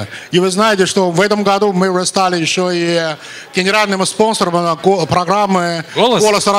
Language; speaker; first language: Russian; non-native, fluent; Chinese